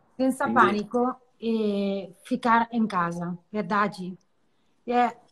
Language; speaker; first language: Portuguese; non-native, learner; Italian